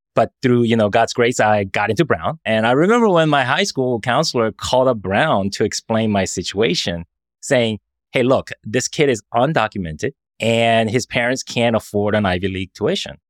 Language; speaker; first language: English; early bilingual, other home language; Korean